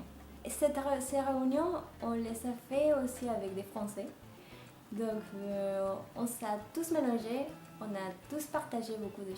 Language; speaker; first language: French; non-native, fluent; Spanish